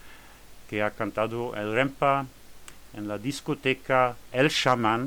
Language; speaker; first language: Spanish; non-native, learner; French